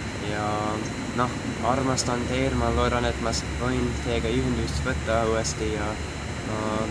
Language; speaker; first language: Estonian; non-native, fluent; English